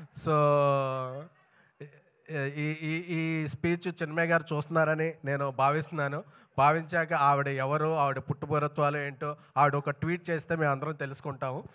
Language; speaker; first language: Telugu; native; Telugu